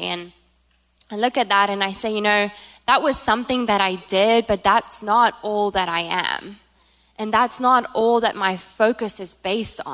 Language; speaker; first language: English; non-native, local second language; Afrikaans